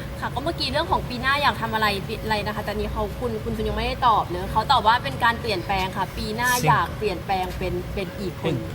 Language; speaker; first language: Thai; native; Thai